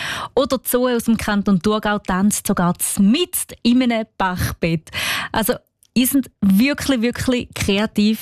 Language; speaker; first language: German; native; German